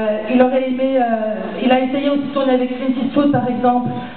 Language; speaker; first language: French; native; French